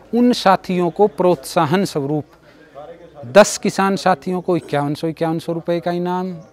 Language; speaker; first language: Hindi; native; Hindi